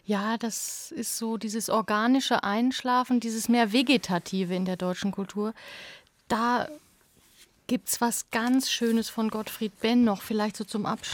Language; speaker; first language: German; native; German